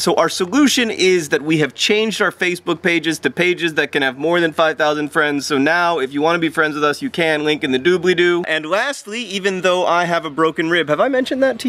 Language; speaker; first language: English; native; English